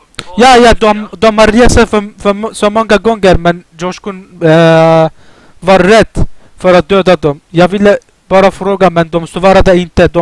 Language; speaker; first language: Swedish; non-native, local second language; Turkish